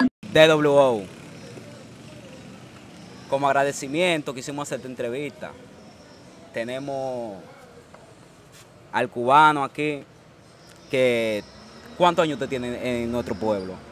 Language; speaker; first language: Spanish; native; Spanish